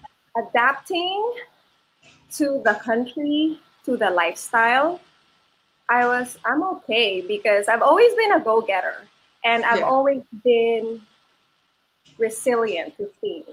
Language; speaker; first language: English; non-native, local second language; Filipino